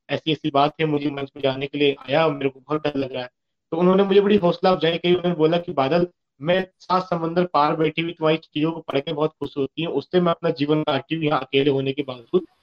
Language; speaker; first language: Hindi; native; Hindi